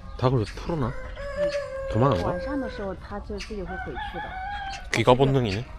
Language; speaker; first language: Korean; native; Korean